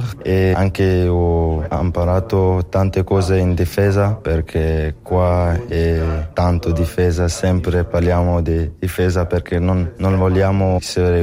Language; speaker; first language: Italian; non-native, local second language; French